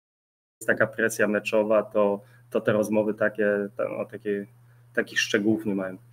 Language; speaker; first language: Polish; early bilingual, heritage; Polish